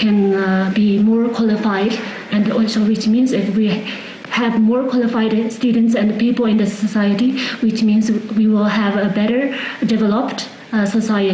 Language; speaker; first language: English; non-native, fluent; Tibetan